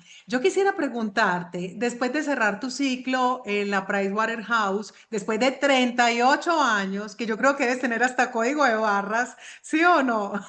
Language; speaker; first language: Spanish; native; Spanish